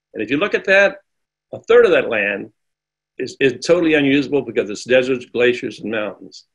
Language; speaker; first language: English; native; English